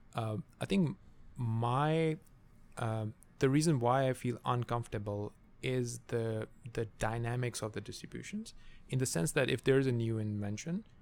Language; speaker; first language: English; non-native, local second language; Urdu